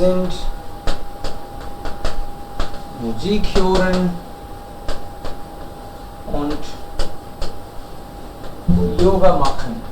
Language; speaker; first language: German; non-native, learner; Hindi